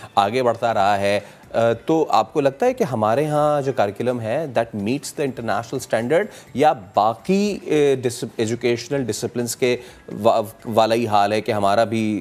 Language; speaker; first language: Urdu; native; Urdu